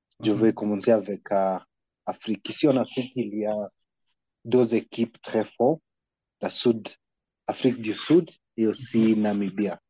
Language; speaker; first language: French; non-native, learner; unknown